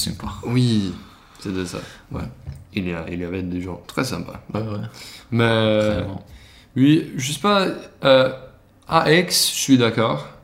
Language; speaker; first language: French; non-native, learner; Swedish